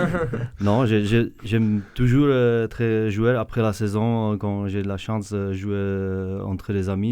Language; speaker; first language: French; non-native, fluent; Czech